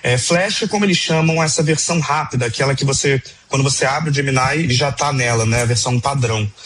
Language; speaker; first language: Portuguese; native; Portuguese